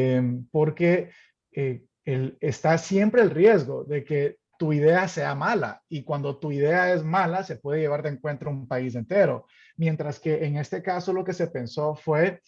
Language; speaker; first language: Spanish; native; Spanish